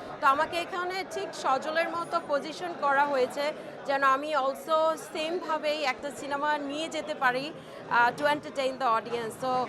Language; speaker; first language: Bangla; early bilingual, heritage; Bangla